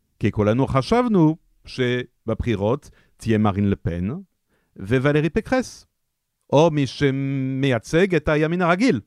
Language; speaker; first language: Hebrew; non-native, fluent; French